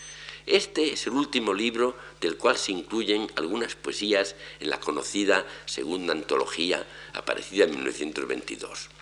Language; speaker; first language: Spanish; native; Spanish